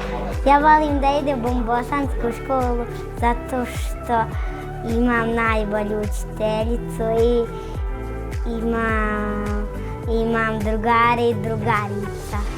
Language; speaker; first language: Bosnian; early bilingual, heritage; Bosnian